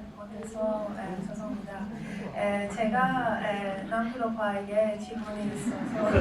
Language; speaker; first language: Korean; non-native, learner; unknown